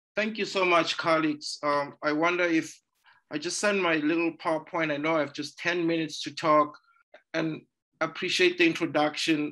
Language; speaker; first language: English; non-native, local second language; Zulu